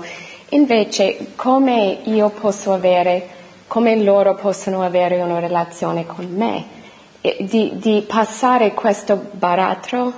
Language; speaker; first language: Italian; non-native, fluent; English